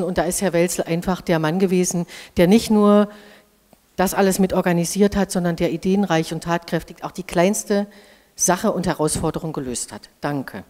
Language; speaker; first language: German; native; German